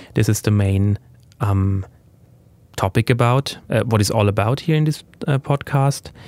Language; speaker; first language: English; non-native, fluent; German